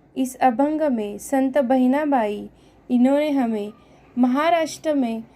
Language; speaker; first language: Hindi; non-native, local second language; Marathi